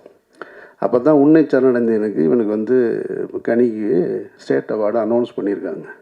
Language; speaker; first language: Tamil; native; Tamil